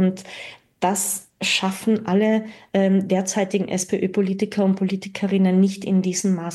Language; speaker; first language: German; native; German